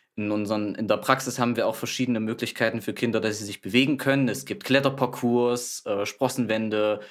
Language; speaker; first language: German; native; German